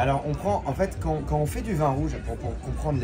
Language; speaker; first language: French; native; French